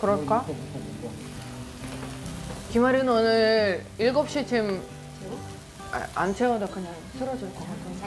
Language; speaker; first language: Korean; non-native, fluent; Russian